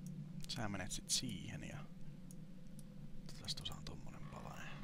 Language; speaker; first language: Finnish; native; Finnish